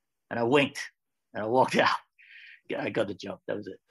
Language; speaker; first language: English; native; English